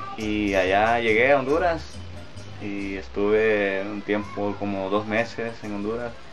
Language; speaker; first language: Spanish; native; Spanish